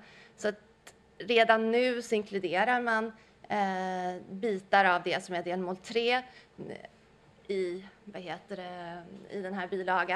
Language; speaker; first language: Swedish; native; Swedish